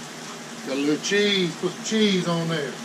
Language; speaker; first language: English; native; English